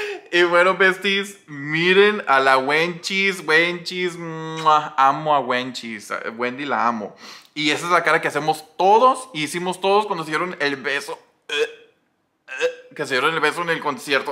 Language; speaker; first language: Spanish; early bilingual, heritage; Spanish